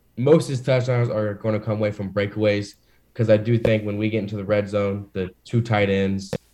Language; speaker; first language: English; native; English